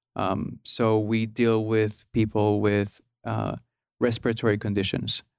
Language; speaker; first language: English; early bilingual, other home language; Spanish